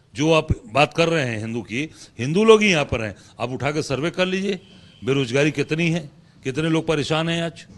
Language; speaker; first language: Hindi; native; Hindi